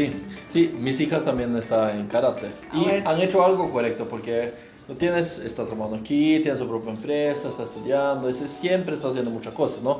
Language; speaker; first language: Spanish; non-native, fluent; Norwegian